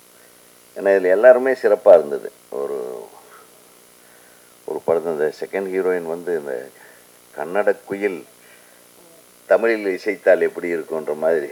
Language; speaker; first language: Tamil; native; Tamil